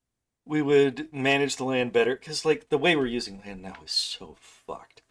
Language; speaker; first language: English; native; English